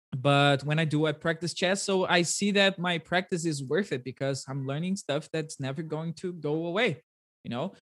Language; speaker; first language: English; non-native, fluent; Portuguese